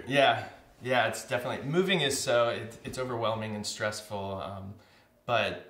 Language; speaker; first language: English; native; English